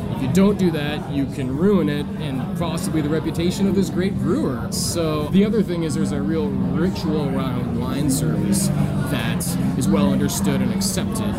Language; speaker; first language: English; native; English